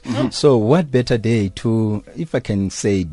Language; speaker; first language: English; non-native, local second language; Xhosa